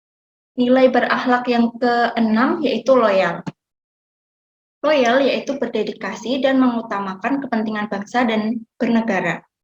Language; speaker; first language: Indonesian; native; Indonesian